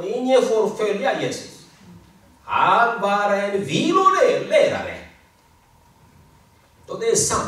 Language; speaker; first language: Swedish; non-native, fluent; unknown